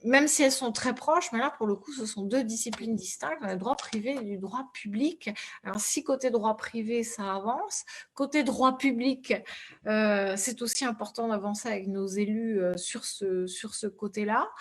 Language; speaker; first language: French; native; French